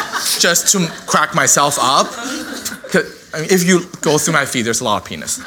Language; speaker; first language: English; non-native, fluent; Chinese